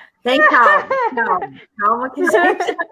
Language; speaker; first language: Portuguese; native; Portuguese